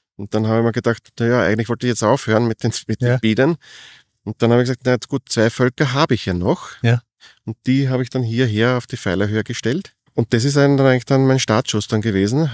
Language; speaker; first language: German; native; German